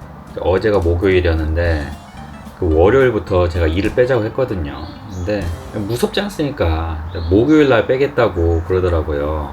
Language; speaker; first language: Korean; native; Korean